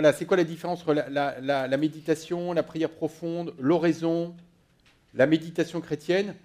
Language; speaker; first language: French; native; French